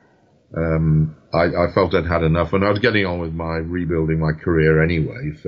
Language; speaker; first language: English; native; English